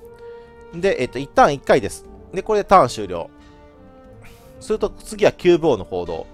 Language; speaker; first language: Japanese; native; Japanese